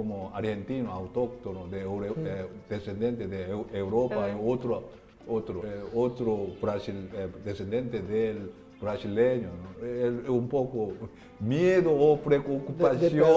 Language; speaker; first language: Spanish; non-native, learner; Korean